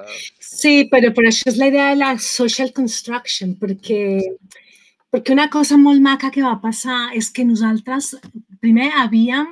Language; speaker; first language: Catalan; non-native, fluent; Spanish